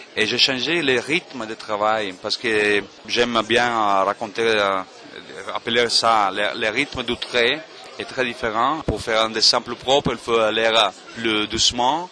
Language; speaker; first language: French; non-native, fluent; Italian